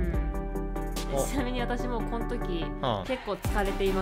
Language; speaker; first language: Japanese; native; Japanese